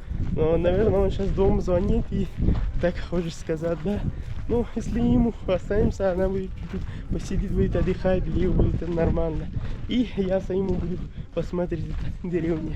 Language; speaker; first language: Russian; non-native, learner; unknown